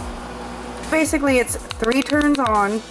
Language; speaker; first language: English; native; English